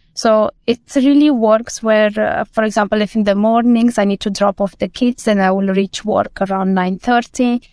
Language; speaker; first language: English; non-native, fluent; Romanian